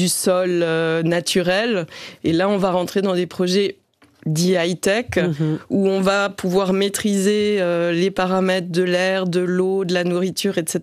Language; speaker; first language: French; native; French